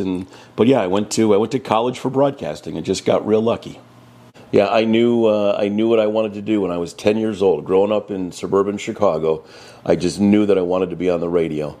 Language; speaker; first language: English; native; English